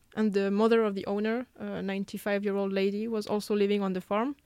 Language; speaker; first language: English; non-native, fluent; French